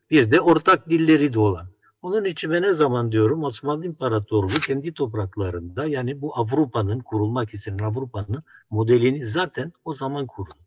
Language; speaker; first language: Turkish; non-native, local second language; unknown